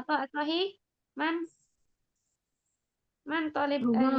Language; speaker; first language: Arabic; non-native, fluent; Indonesian